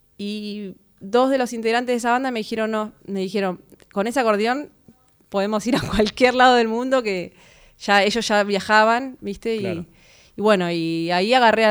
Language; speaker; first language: Spanish; native; Spanish